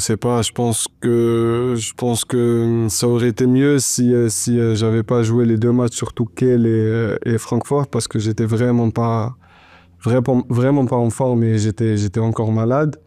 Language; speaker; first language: French; non-native, local second language; Arabic